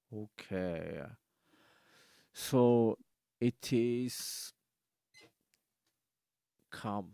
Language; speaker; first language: English; non-native, learner; Japanese